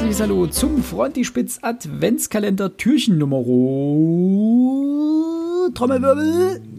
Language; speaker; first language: German; native; German